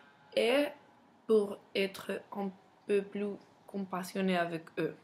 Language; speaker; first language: French; non-native, fluent; Spanish